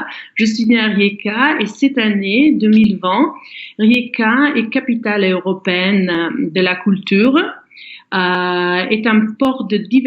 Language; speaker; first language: French; non-native, fluent; Croatian